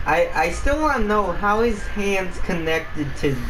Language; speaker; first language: English; native; English